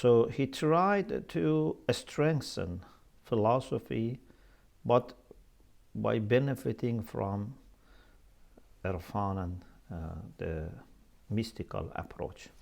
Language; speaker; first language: English; non-native, fluent; Persian